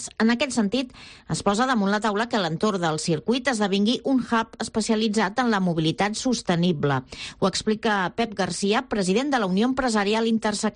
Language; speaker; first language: Catalan; native; Catalan